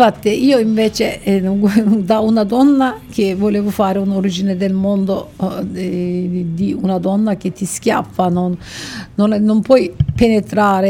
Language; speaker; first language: Italian; non-native, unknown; Turkish